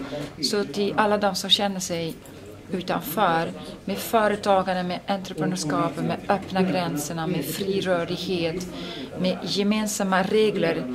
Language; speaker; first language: Swedish; non-native, fluent; Italian